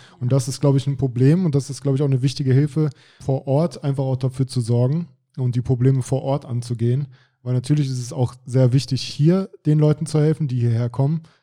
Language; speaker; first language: German; native; German